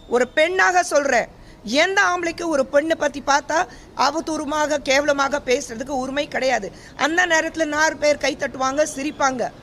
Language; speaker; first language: Tamil; non-native, fluent; Hindi